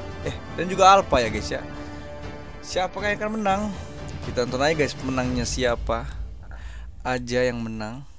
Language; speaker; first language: Indonesian; native; Indonesian